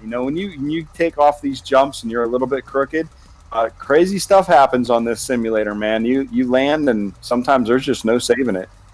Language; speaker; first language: English; native; English